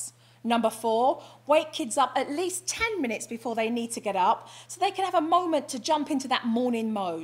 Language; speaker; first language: English; native; English